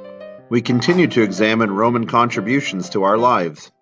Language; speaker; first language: English; native; English